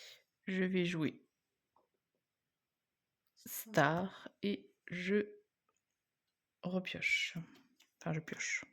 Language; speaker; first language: French; native; French